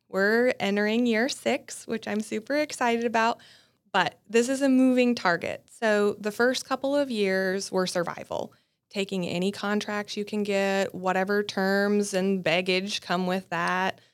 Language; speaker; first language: English; native; English